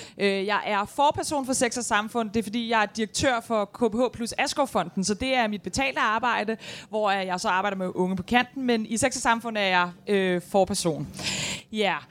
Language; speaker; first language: Danish; native; Danish